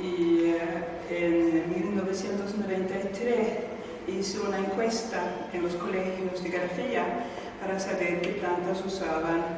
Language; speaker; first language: Spanish; non-native, fluent; Swedish